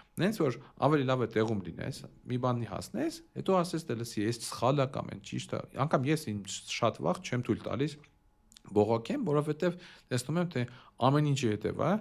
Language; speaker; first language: Armenian; early bilingual, heritage; Armenian